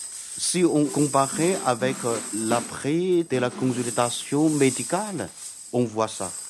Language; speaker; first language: French; non-native, fluent; Chinese